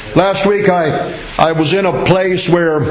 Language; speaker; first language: English; native; English